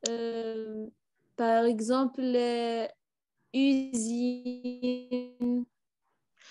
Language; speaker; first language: French; non-native, learner; Arabic